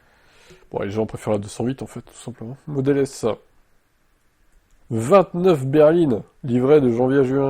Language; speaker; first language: French; native; French